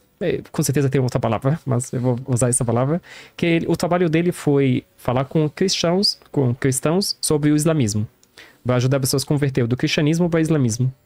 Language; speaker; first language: Portuguese; non-native, learner; Arabic